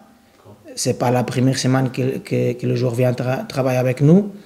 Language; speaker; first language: French; non-native, learner; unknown